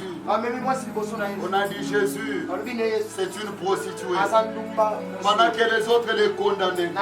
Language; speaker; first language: French; non-native, local second language; Lingala